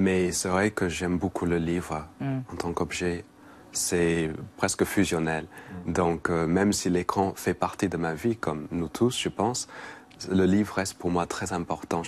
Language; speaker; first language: French; non-native, fluent; English